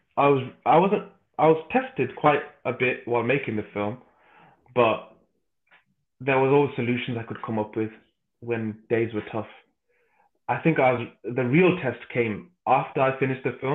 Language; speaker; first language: English; native; English